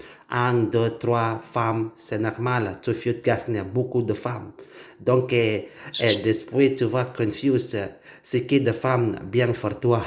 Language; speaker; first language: French; non-native, learner; Indonesian